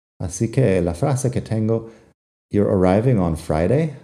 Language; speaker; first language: Spanish; non-native, fluent; English